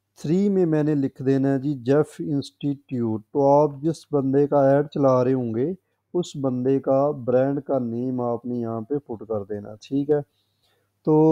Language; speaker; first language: Urdu; non-native, local second language; Punjabi